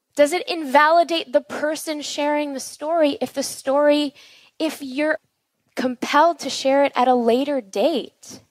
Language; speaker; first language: English; native; English